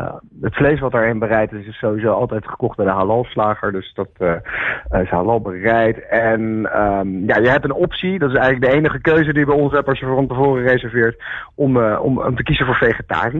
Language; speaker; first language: Dutch; native; Dutch